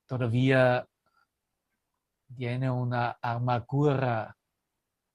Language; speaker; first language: Spanish; non-native, fluent; German